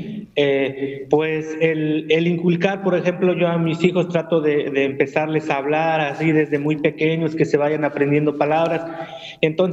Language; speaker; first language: Spanish; non-native, local second language; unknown